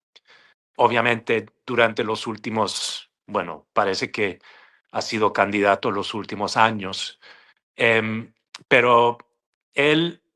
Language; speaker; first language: Spanish; non-native, fluent; English